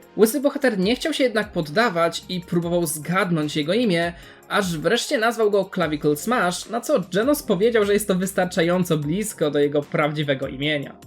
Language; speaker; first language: Polish; native; Polish